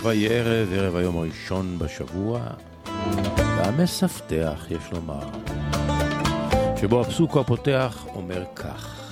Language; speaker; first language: Hebrew; native; Hebrew